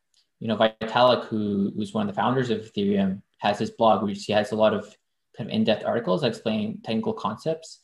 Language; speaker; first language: English; non-native, fluent; French